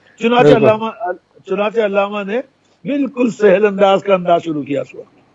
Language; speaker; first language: Urdu; native; Urdu